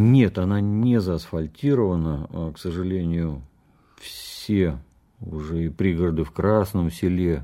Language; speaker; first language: Russian; native; Russian